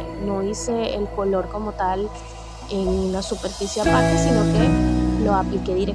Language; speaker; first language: Spanish; native; Spanish